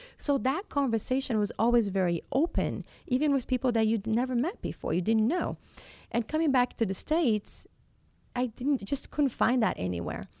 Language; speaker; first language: English; non-native, fluent; Portuguese